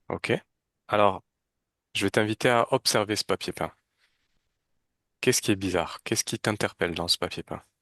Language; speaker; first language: French; native; French